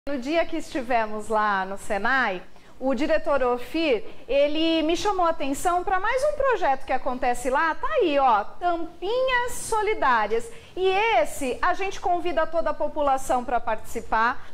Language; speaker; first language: Portuguese; native; Portuguese